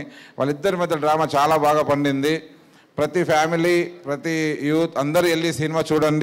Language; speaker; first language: Telugu; native; Telugu